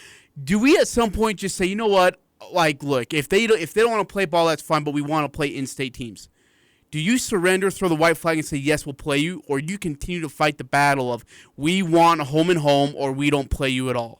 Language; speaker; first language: English; native; English